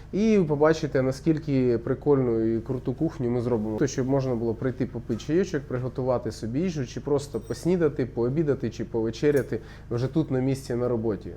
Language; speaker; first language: Ukrainian; non-native, local second language; Russian